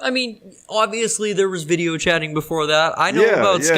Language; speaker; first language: English; native; English